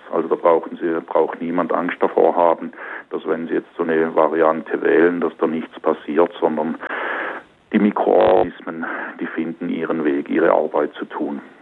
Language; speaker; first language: German; native; German